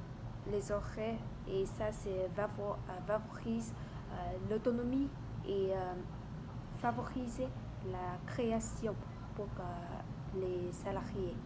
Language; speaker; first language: French; non-native, learner; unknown